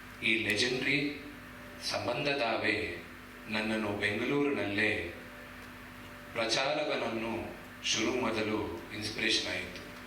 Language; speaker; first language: Kannada; non-native, local second language; Telugu